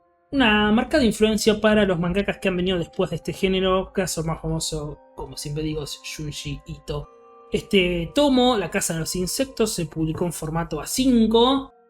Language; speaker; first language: Spanish; native; Spanish